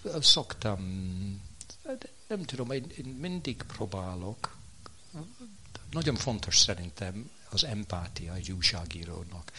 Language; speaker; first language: Hungarian; non-native, fluent; English